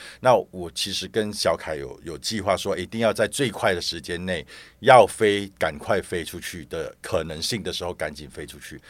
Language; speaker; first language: Chinese; native; Chinese